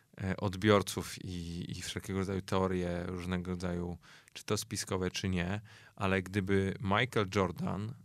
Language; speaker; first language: Polish; native; Polish